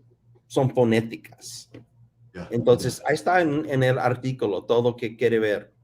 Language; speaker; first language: Spanish; non-native, fluent; English